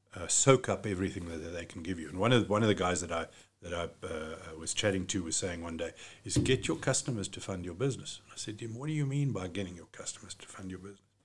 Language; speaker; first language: English; native; English